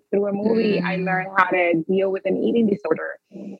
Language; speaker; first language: English; early bilingual, other home language; Spanish